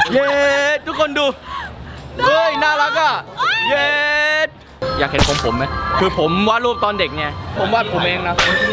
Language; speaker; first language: Thai; early bilingual, other home language; Korean